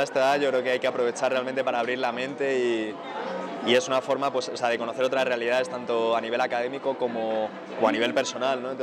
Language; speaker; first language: Spanish; native; Spanish